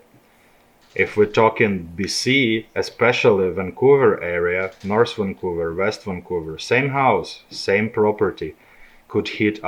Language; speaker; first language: English; non-native, fluent; Ukrainian